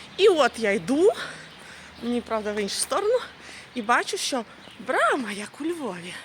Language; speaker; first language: Ukrainian; native; Ukrainian